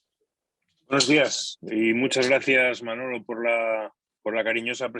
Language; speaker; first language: Spanish; native; Spanish